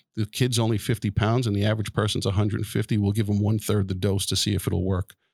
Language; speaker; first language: English; native; English